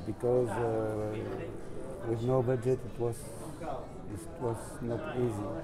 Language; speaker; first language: English; non-native, learner; French